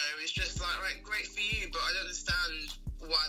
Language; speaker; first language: English; native; English